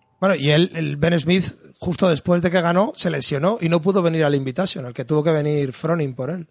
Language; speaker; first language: Spanish; native; Spanish